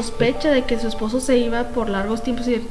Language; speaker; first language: Spanish; native; Spanish